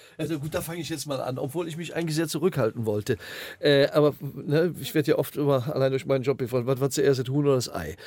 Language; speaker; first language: German; native; German